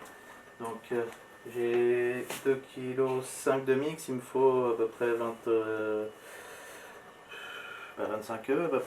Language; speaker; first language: French; native; French